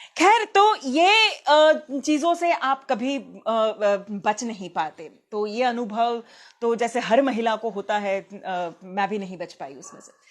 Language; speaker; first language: Hindi; non-native, local second language; Gujarati